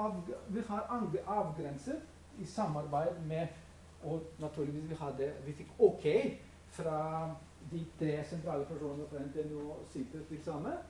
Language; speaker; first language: Norwegian; non-native, fluent; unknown